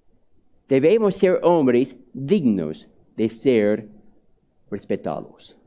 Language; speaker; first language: Spanish; non-native, fluent; English